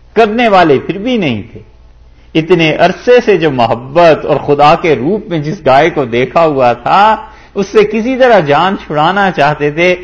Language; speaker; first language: Urdu; native; Urdu